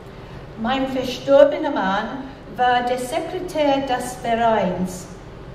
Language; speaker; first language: German; non-native, learner; English